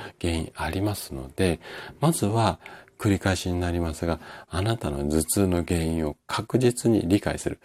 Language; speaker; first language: Japanese; native; Japanese